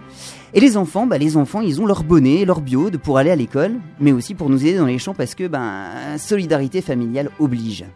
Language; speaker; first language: French; native; French